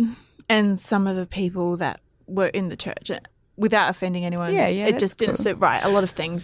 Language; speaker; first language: English; native; English